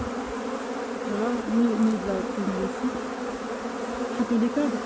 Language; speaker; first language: French; non-native, local second language; Arabic